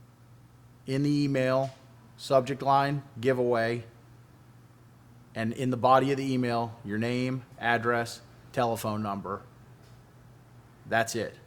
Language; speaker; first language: English; native; English